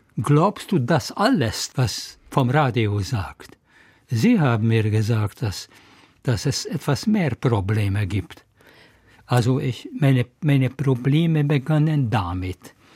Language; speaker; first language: German; non-native, fluent; Hungarian